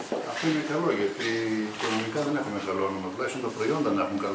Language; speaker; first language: Greek; native; Greek